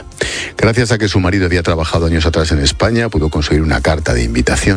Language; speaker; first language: Spanish; native; Spanish